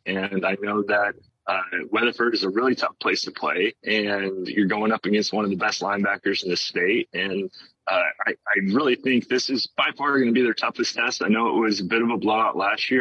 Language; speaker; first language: English; native; English